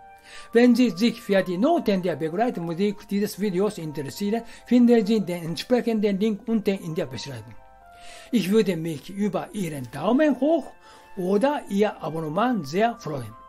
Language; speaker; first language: German; non-native, fluent; Japanese